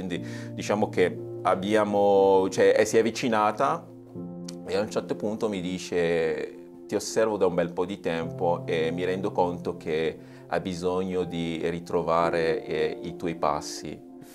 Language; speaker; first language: Italian; non-native, fluent; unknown